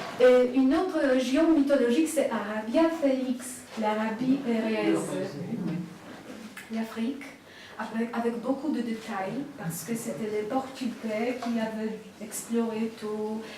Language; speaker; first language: French; non-native, fluent; Polish